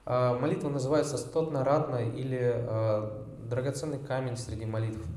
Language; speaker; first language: Russian; native; Russian